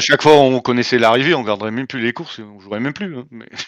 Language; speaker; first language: French; native; French